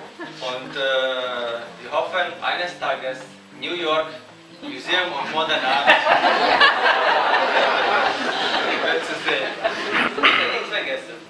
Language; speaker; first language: German; non-native, fluent; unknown